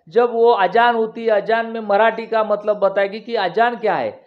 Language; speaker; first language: Hindi; non-native, local second language; Marathi